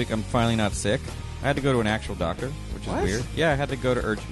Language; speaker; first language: English; native; English